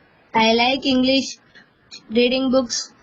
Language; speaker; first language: English; non-native, learner; Telugu